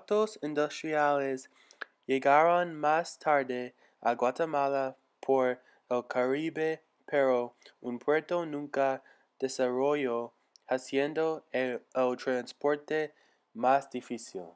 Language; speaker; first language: Spanish; non-native, learner; English